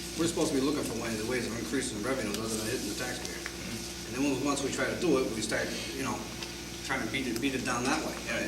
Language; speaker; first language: English; native; English